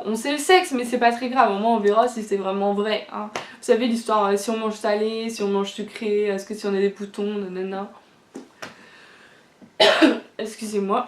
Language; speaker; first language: French; native; French